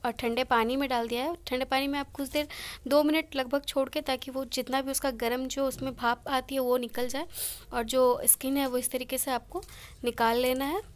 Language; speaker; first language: Hindi; non-native, local second language; Bangla